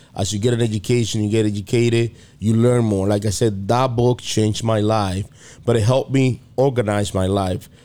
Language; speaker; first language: English; non-native, fluent; Spanish